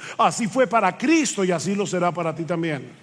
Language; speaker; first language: Spanish; native; Spanish